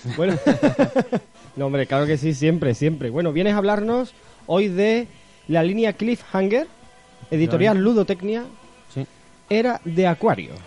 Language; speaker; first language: Spanish; native; Spanish